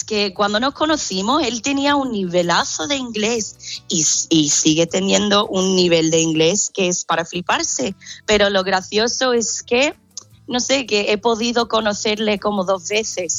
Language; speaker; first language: Spanish; non-native, fluent; English